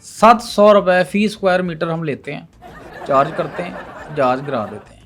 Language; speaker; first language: Urdu; non-native, local second language; Punjabi